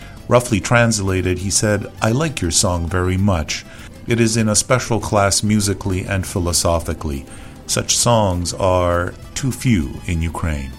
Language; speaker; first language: English; native; English